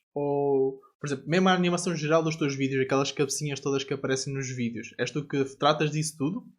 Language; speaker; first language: Portuguese; native; Portuguese